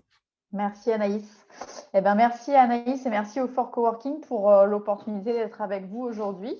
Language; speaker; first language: French; native; French